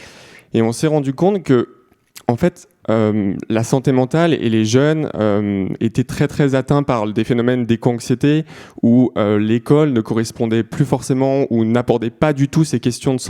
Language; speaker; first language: French; native; French